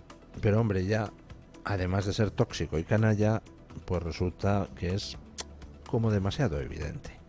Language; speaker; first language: Spanish; native; Spanish